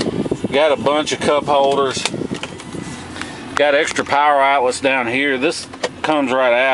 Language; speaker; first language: English; native; English